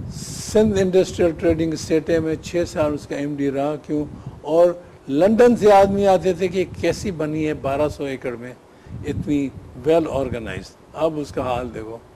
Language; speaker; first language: Urdu; non-native, local second language; Sindhi